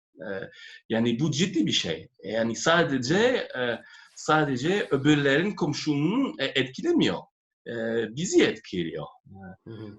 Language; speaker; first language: Turkish; non-native, fluent; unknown